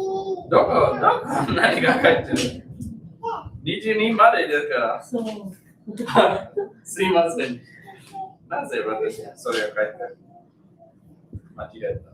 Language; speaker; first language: Japanese; non-native, learner; English